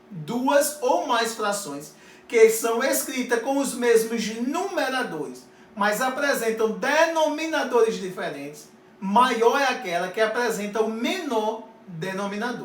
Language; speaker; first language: Portuguese; native; Portuguese